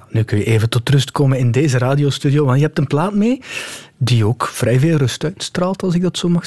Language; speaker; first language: Dutch; native; Dutch